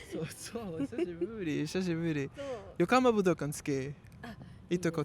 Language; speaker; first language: Japanese; non-native, learner; English